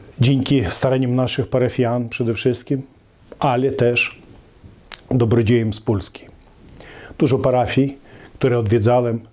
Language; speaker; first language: Polish; non-native, local second language; Ukrainian